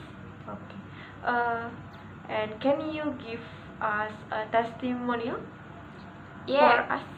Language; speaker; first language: English; non-native, learner; Indonesian